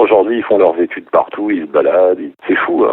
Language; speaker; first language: French; native; French